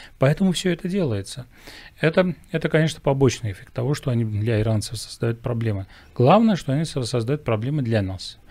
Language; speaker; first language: Russian; non-native, local second language; Armenian